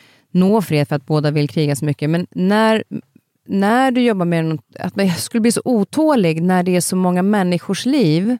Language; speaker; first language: Swedish; native; Swedish